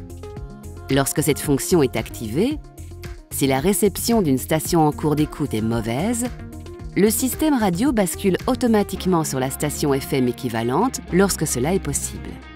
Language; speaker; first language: French; native; French